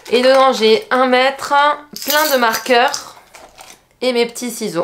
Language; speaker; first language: French; native; French